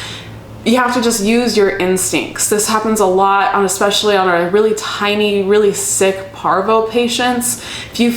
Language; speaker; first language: English; native; English